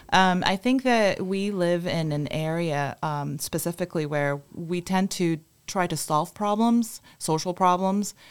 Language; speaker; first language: English; non-native, fluent; Spanish